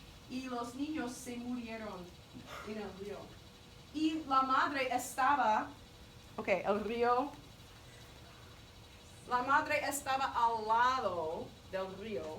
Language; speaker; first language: Spanish; non-native, fluent; English